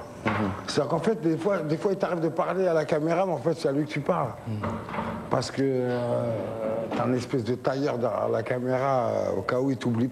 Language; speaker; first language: French; native; French